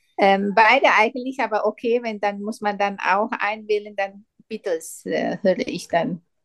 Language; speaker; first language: German; non-native, learner; Indonesian